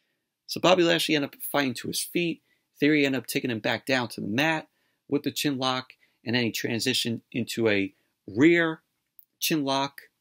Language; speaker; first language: English; native; English